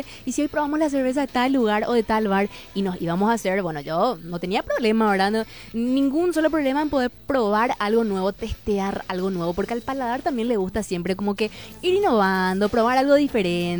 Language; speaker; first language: Spanish; native; Spanish